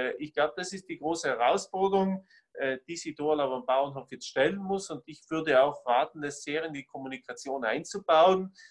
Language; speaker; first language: German; native; German